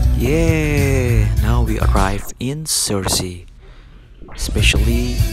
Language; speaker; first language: English; non-native, fluent; Indonesian